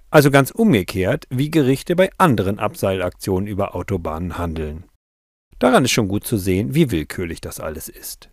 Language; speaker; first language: German; native; German